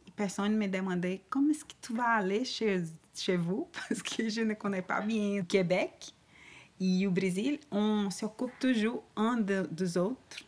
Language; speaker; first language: French; non-native, learner; Portuguese